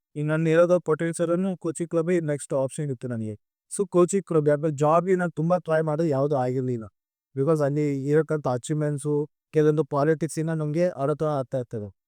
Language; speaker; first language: Kannada; non-native, local second language; Lambadi